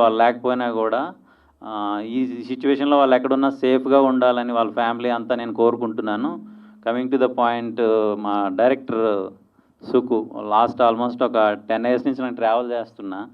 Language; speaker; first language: Telugu; native; Telugu